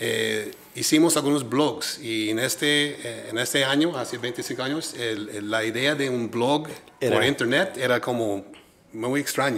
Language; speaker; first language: Spanish; non-native, fluent; English